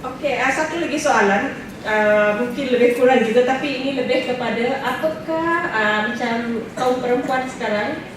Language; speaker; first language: Malay; native; Malay